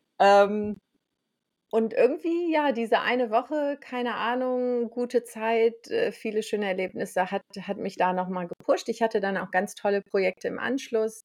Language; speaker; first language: German; native; German